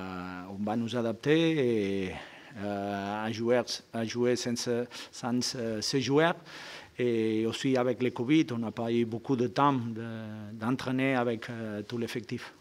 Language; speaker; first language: French; non-native, fluent; Spanish